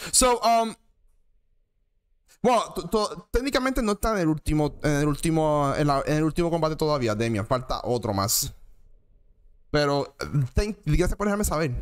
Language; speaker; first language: Spanish; native; Spanish